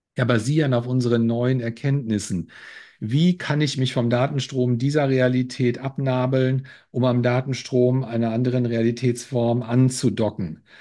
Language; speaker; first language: German; native; German